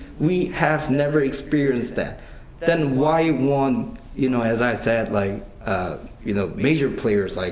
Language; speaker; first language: English; non-native, fluent; Korean